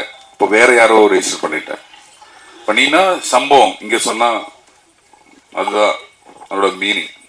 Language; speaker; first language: Tamil; non-native, learner; Malayalam